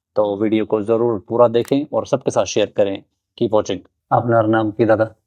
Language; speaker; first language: Hindi; native; Hindi